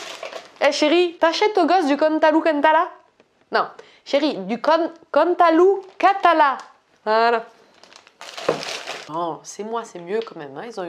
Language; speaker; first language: French; native; French